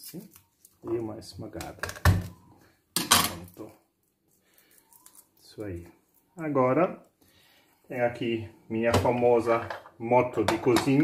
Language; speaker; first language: Portuguese; non-native, fluent; German